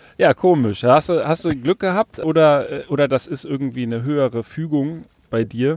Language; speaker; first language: German; native; German